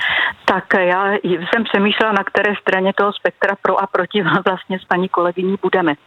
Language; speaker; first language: Czech; native; Czech